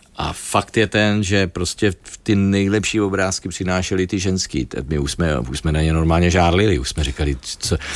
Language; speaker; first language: Czech; native; Czech